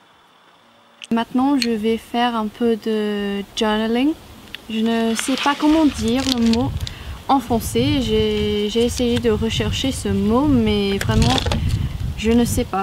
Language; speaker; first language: French; non-native, fluent; English